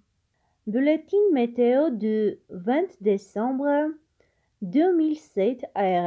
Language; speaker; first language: French; non-native, fluent; Armenian